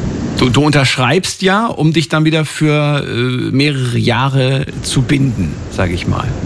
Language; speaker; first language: German; native; German